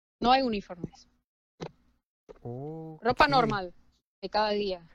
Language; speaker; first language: Spanish; non-native, fluent; Finnish